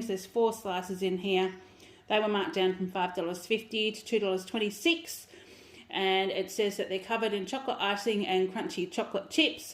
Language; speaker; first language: English; native; English